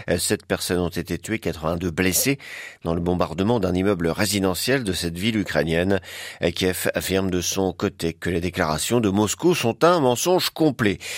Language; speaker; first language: French; native; French